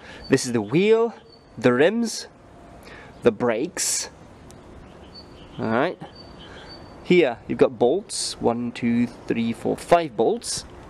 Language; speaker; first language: English; native; English